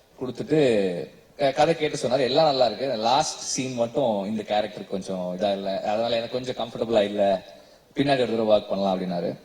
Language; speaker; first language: Tamil; native; Tamil